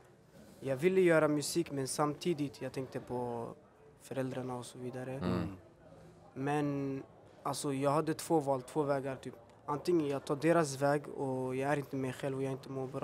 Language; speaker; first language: Swedish; early bilingual, other home language; Albanian